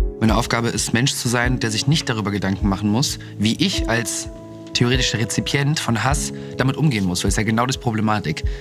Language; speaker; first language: German; early bilingual, other home language; Russian